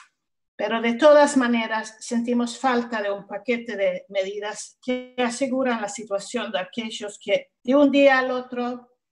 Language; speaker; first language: Spanish; non-native, fluent; Swedish